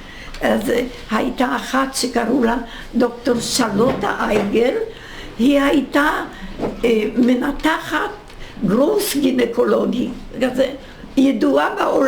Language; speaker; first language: Hebrew; non-native, fluent; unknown